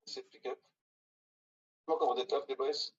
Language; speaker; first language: French; native; French